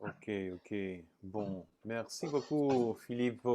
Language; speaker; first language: French; non-native, fluent; Spanish